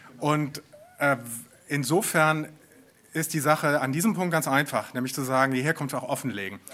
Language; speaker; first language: German; native; German